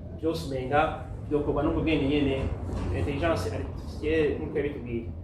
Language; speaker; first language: Rundi; native; Rundi